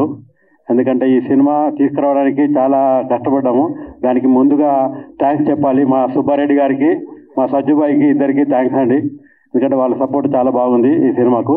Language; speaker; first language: Telugu; native; Telugu